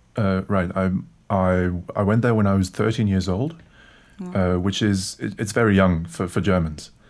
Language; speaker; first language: English; non-native, fluent; German